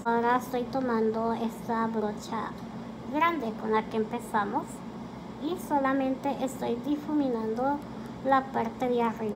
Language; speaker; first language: Spanish; early bilingual, heritage; Spanish